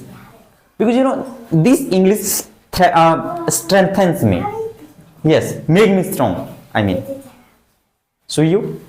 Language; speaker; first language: English; non-native, fluent; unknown